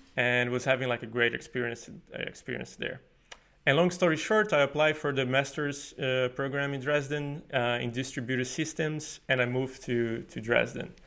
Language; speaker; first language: English; non-native, fluent; Portuguese